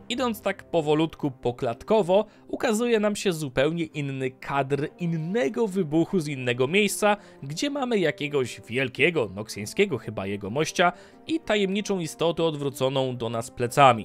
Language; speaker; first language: Polish; native; Polish